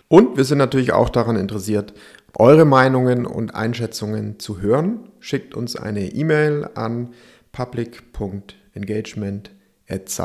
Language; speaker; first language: German; native; German